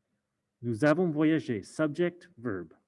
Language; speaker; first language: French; non-native, fluent; English